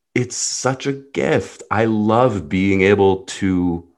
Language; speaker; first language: English; early bilingual, other home language; Hebrew